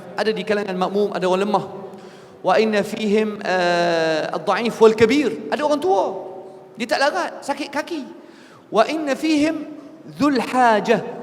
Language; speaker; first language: Malay; non-native, fluent; Arabic